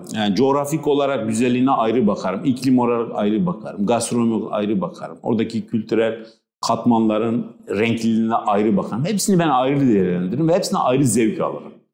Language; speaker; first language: Turkish; non-native, local second language; Kurdish